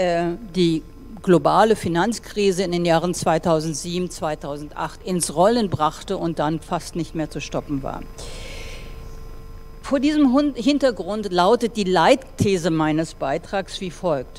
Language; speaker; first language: German; native; German